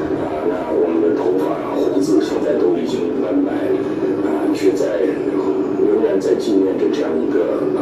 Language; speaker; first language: Chinese; native; Chinese